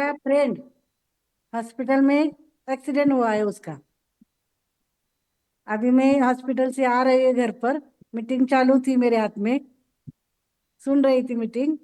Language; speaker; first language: Hindi; non-native, local second language; Marathi